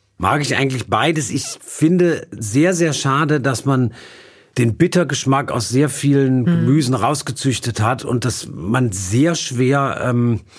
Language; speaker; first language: German; native; German